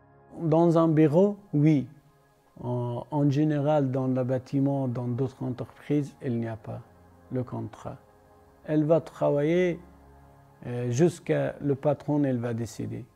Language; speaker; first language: French; non-native, learner; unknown